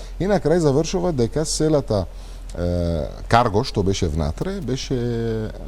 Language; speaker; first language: Macedonian; non-native, fluent; Arabic